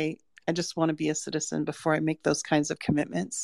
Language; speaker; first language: English; native; English